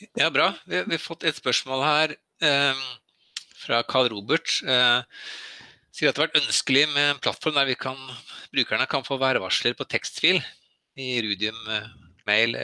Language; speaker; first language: Norwegian; native; Norwegian